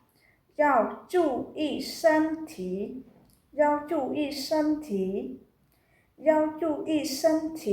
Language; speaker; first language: Chinese; non-native, fluent; Khmer